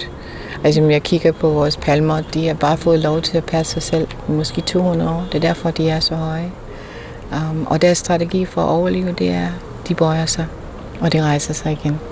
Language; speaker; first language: Danish; non-native, fluent; English